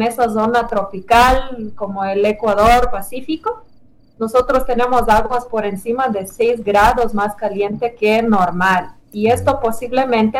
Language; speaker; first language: Spanish; non-native, fluent; Lithuanian